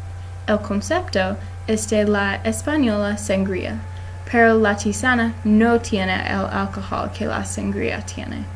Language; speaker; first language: Spanish; non-native, learner; English